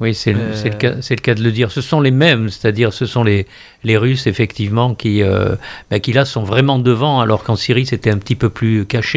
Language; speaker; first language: French; native; French